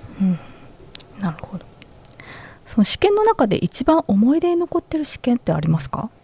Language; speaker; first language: Japanese; native; Japanese